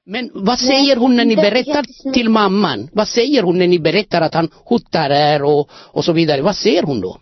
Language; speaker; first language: Swedish; non-native, fluent; Amharic